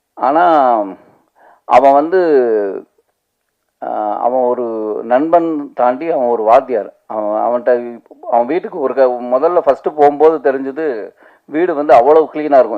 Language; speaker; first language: Tamil; native; Tamil